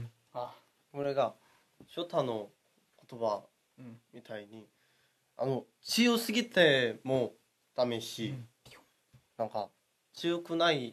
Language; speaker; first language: Japanese; non-native, learner; Korean